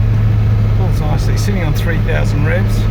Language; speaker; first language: English; native; English